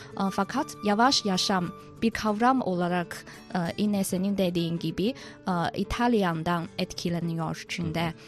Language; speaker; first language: Turkish; non-native, fluent; Chinese